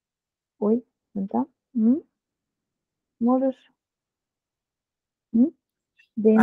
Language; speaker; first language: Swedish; non-native, fluent; Russian